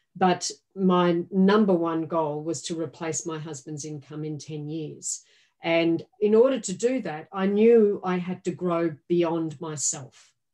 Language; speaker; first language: English; native; English